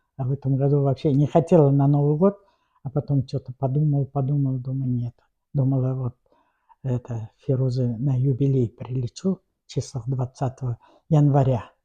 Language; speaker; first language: Russian; non-native, local second language; Tatar